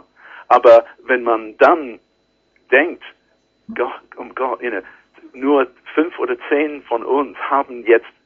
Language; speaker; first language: German; non-native, learner; English